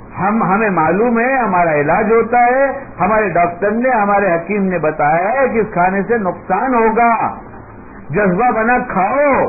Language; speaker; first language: Urdu; native; Urdu